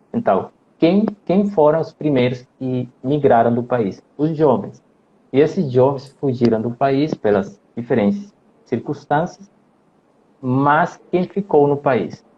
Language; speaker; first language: Portuguese; non-native, fluent; Spanish